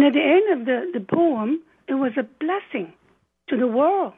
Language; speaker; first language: English; non-native, local second language; Cantonese